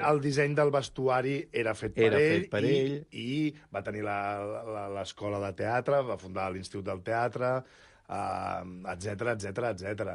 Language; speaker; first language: Catalan; native; Catalan